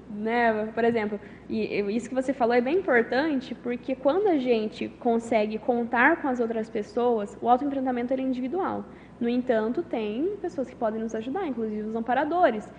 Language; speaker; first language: Portuguese; native; Portuguese